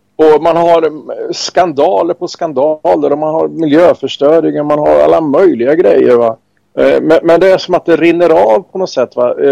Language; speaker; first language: Swedish; native; Swedish